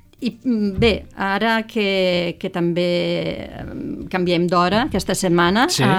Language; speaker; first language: Catalan; native; Catalan